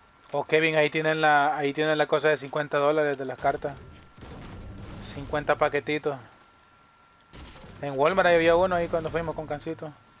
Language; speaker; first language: Spanish; early bilingual, heritage; Spanish